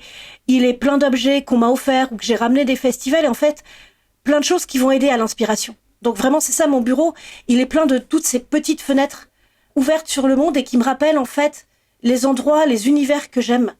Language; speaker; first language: French; native; French